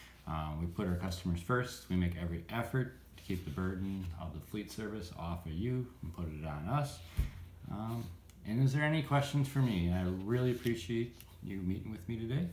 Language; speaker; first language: English; native; English